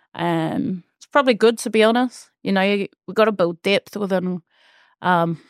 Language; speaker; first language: English; native; English